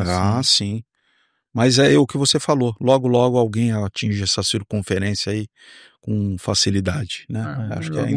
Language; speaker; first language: Portuguese; native; Portuguese